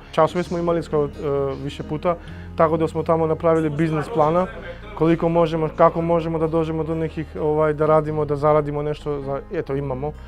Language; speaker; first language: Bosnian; non-native, local second language; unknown